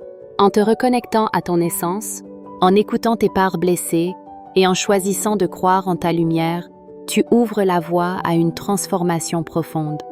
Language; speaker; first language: French; native; French